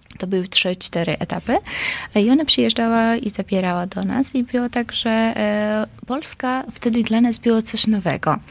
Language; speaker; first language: Polish; non-native, fluent; Georgian